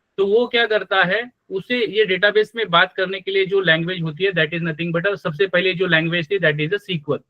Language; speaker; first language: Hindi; non-native, local second language; Marathi